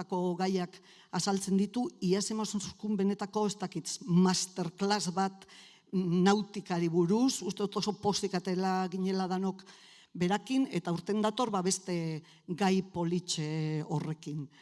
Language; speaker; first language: Basque; native; Basque